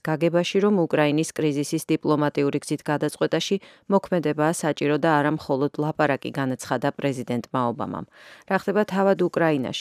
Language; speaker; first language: Georgian; native; Georgian